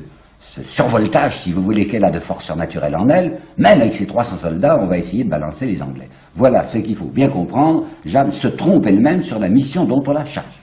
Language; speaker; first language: French; native; French